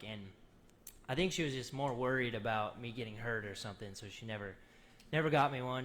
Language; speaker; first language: English; native; English